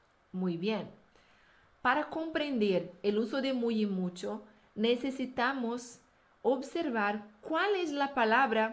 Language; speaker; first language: Spanish; non-native, fluent; Portuguese